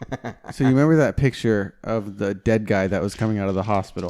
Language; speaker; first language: English; native; English